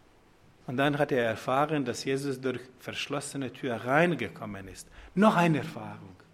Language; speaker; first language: German; non-native, fluent; Croatian